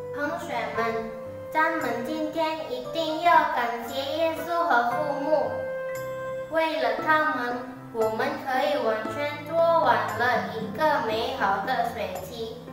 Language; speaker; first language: Chinese; non-native, learner; Indonesian